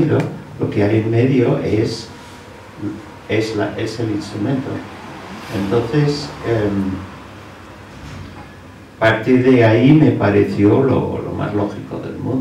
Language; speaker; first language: Spanish; non-native, fluent; English